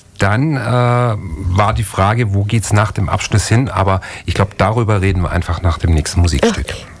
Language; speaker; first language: German; native; German